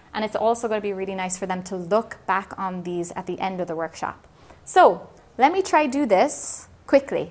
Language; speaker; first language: English; native; English